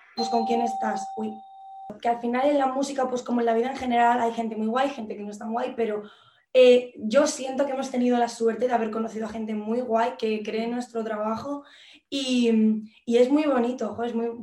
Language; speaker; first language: Spanish; native; Spanish